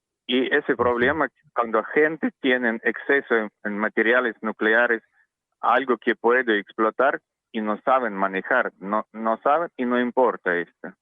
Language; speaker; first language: Spanish; non-native, learner; Russian